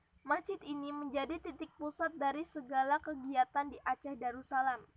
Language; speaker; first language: Indonesian; native; Indonesian